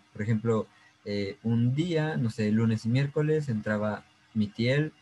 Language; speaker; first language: Spanish; native; Spanish